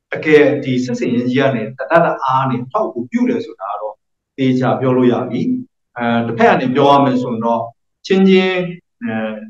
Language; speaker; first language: Burmese; non-native, local second language; Karen languages